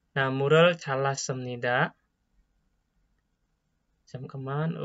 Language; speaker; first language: Korean; non-native, fluent; Indonesian